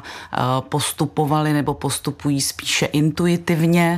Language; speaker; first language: Czech; native; Czech